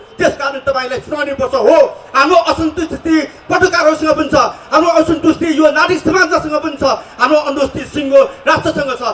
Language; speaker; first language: Nepali; non-native, local second language; Newari